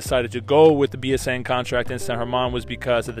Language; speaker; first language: English; native; English